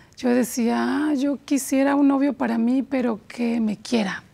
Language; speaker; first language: Spanish; native; Spanish